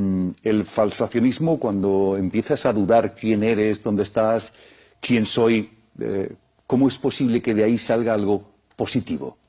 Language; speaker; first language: Spanish; native; Spanish